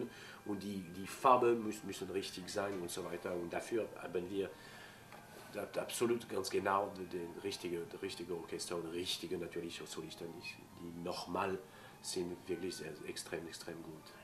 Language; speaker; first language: German; non-native, fluent; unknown